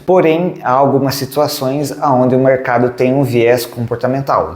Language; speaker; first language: Portuguese; native; Portuguese